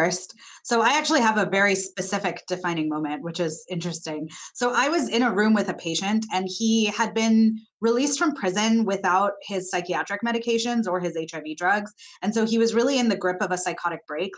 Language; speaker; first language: English; non-native, local second language; Malayalam